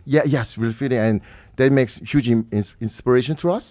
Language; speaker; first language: English; early bilingual, other home language; Korean